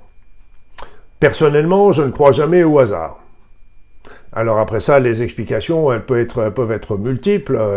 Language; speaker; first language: French; native; French